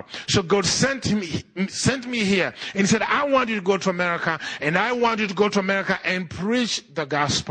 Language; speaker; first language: English; non-native, local second language; Ganda